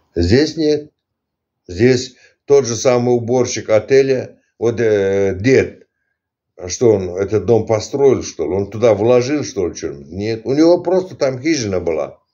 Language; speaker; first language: Russian; non-native, local second language; Turkmen